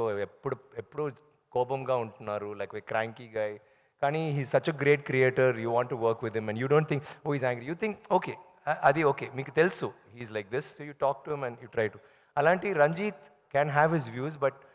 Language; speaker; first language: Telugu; non-native, learner; Tamil